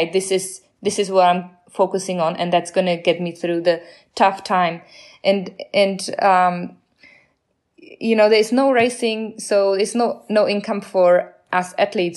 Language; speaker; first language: English; non-native, fluent; Czech